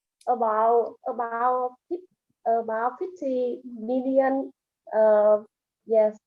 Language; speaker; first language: English; non-native, learner; Vietnamese